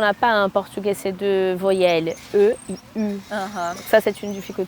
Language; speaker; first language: French; non-native, fluent; Portuguese